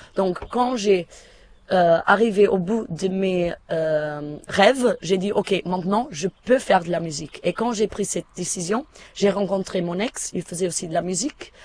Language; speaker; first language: French; non-native, fluent; Portuguese